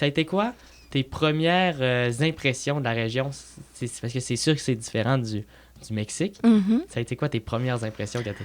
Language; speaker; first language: French; native; French